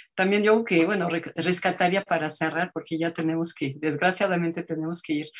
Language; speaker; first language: Spanish; native; Spanish